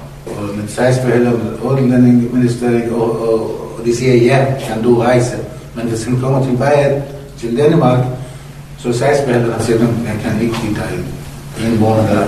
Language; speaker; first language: Danish; non-native, learner; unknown